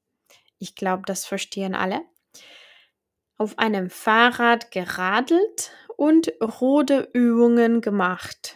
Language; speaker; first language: German; non-native, fluent; Czech